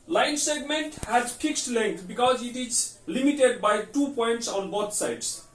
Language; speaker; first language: English; non-native, local second language; Nepali